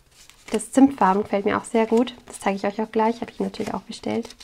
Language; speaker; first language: German; native; German